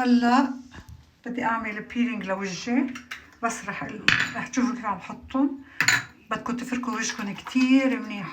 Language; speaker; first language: Arabic; native; Arabic